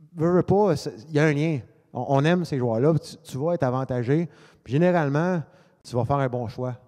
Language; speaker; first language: French; native; French